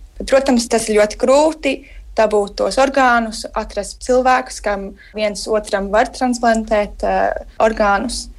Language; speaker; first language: Latvian; early bilingual, heritage; Latvian